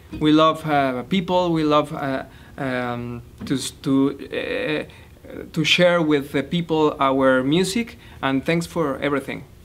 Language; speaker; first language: English; non-native, learner; Spanish